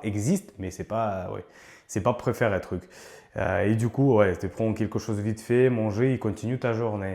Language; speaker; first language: French; non-native, learner; Ukrainian